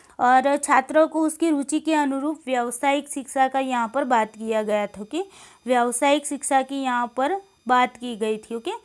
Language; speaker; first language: Hindi; non-native, local second language; Gujarati